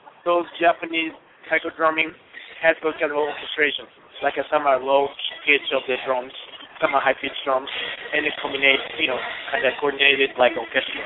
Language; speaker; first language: English; non-native, fluent; Japanese